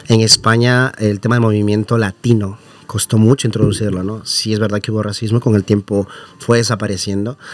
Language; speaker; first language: Spanish; native; Spanish